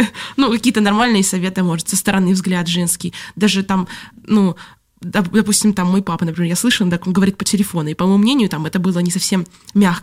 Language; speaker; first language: Russian; native; Russian